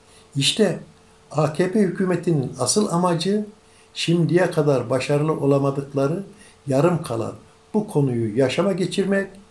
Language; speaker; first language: Turkish; native; Turkish